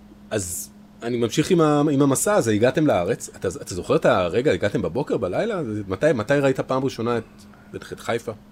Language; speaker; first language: Hebrew; native; Hebrew